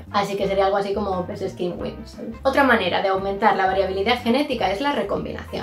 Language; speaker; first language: Spanish; native; Spanish